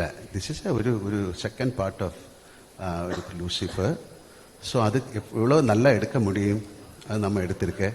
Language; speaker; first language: Tamil; non-native, learner; Malayalam